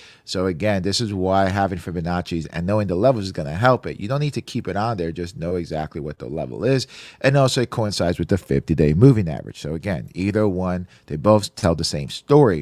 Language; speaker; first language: English; native; English